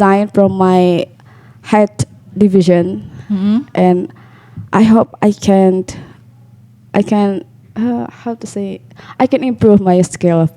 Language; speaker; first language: English; non-native, learner; Indonesian